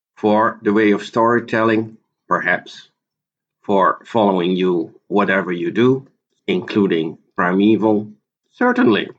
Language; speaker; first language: English; non-native, fluent; Dutch